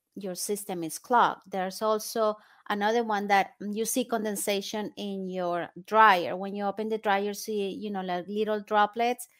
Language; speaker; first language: English; non-native, fluent; Spanish